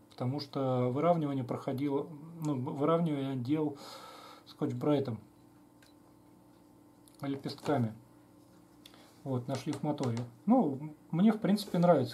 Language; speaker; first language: Russian; native; Russian